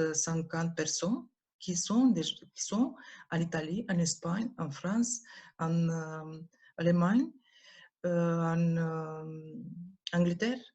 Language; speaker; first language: French; non-native, learner; Romanian